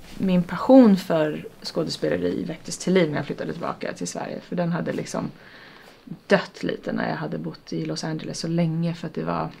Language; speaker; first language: Swedish; native; Swedish